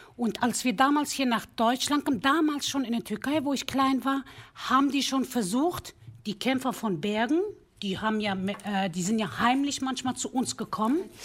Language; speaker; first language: German; early bilingual, other home language; Kurdish